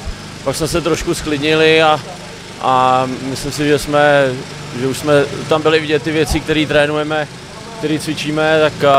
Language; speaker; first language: Czech; native; Czech